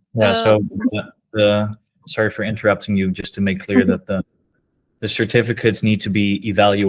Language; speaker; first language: English; non-native, fluent; Dutch